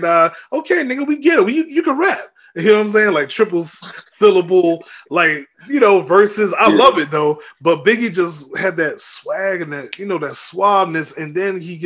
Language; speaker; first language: English; native; English